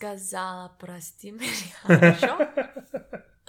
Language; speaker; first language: Russian; non-native, learner; English